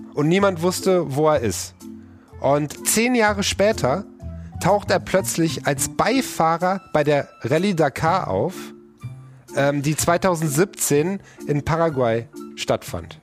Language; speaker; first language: German; native; German